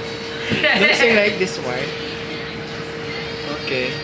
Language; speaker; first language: English; non-native, local second language; Filipino